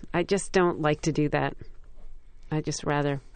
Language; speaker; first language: English; native; English